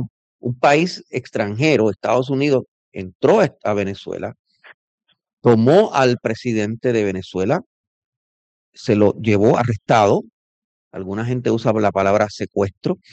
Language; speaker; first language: Spanish; native; Spanish